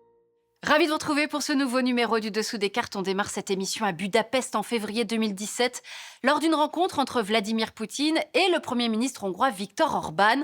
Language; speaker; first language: French; native; French